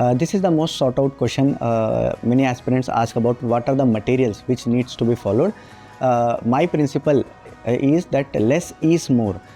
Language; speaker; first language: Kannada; non-native, local second language; Urdu